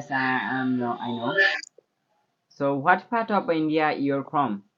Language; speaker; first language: English; non-native, learner; Bangla